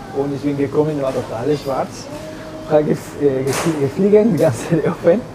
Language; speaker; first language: German; non-native, learner; Spanish